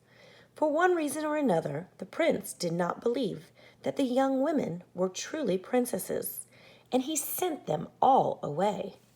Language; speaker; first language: English; native; English